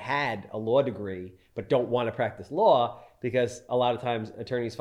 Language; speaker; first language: English; native; English